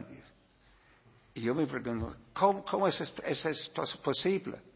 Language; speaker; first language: Spanish; non-native, learner; English